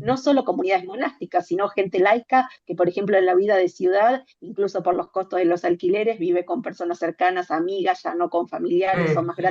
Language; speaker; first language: Spanish; native; Spanish